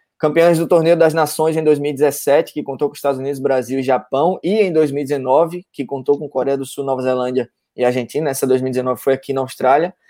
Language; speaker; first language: Portuguese; native; Portuguese